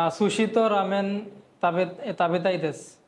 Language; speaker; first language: Japanese; non-native, learner; Bangla